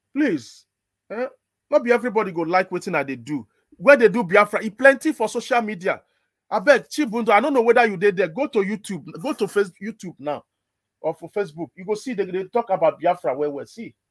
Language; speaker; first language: English; non-native, local second language; Igbo